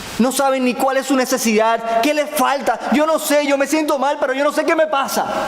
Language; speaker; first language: Spanish; native; Spanish